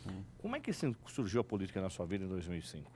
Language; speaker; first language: Portuguese; native; Portuguese